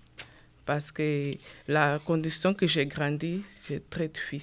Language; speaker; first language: French; non-native, learner; Portuguese